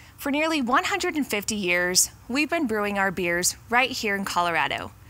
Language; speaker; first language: English; native; English